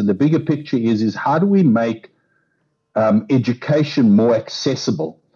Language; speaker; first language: English; non-native, local second language; Afrikaans